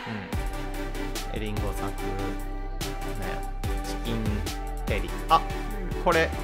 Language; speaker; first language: Japanese; native; Japanese